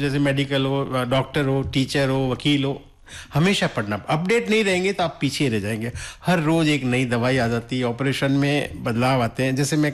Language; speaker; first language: Hindi; native; Hindi